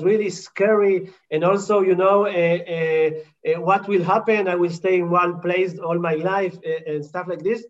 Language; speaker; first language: English; non-native, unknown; Hebrew